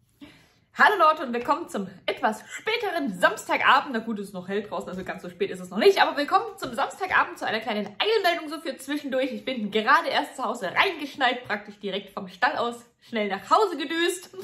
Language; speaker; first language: German; native; German